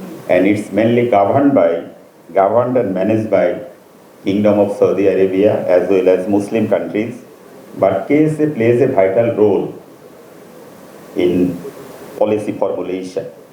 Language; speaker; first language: English; non-native, local second language; Bangla